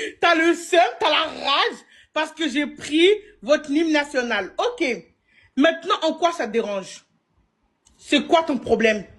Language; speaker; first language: French; early bilingual, other home language; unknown